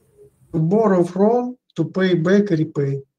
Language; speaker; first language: English; non-native, learner; Russian